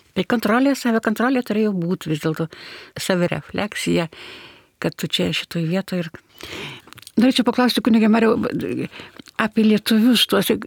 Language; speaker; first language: Lithuanian; native; Lithuanian